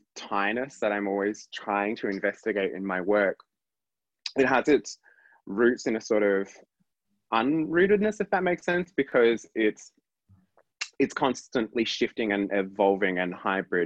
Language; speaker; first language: English; native; English